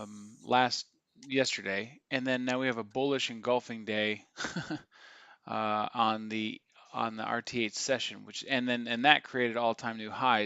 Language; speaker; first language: English; native; English